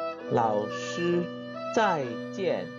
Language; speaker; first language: Chinese; non-native, fluent; Indonesian